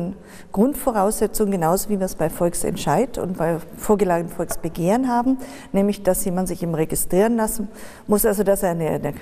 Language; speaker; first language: German; native; German